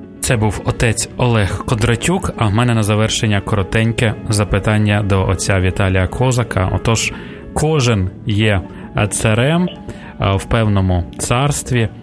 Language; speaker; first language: Ukrainian; native; Ukrainian